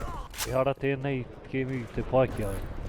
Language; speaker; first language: Māori; non-native, local second language; English